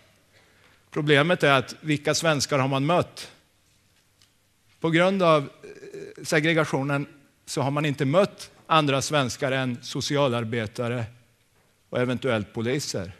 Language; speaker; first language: Swedish; native; Swedish